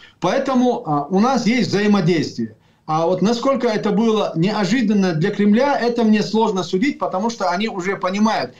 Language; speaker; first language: Russian; non-native, local second language; Chechen